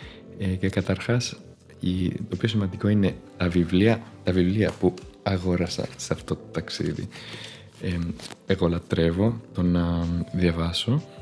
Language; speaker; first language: Greek; non-native, fluent; Spanish